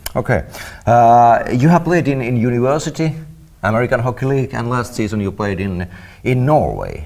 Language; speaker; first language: English; non-native, learner; Finnish